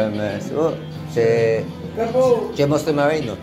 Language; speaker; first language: Italian; non-native, fluent; Filipino